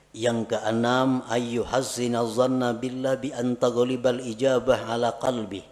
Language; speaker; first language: Indonesian; non-native, local second language; Banjar